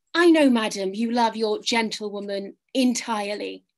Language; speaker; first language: English; native; English